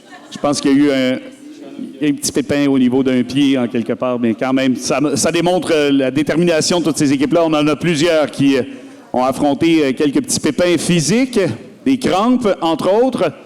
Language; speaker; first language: French; native; French